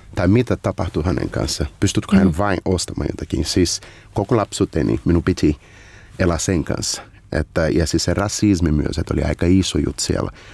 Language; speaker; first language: Finnish; non-native, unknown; Portuguese